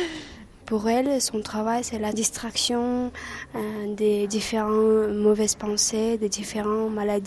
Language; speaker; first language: French; non-native, fluent; Russian